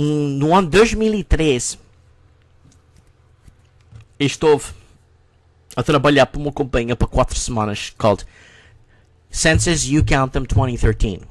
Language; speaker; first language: Portuguese; non-native, learner; English